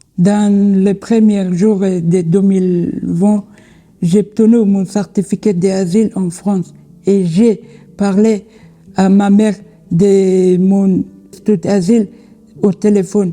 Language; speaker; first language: French; non-native, learner; Persian